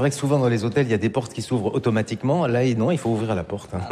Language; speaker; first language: French; native; French